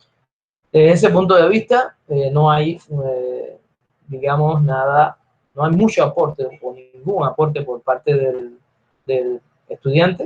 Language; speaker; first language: Spanish; native; Spanish